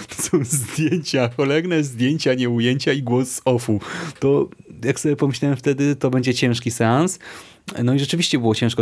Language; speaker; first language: Polish; native; Polish